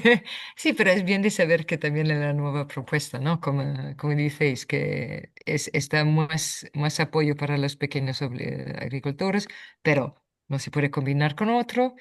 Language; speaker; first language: Spanish; non-native, fluent; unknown